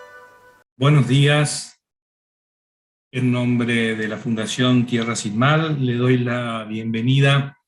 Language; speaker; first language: Spanish; native; Spanish